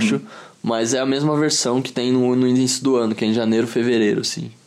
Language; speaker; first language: Portuguese; native; Portuguese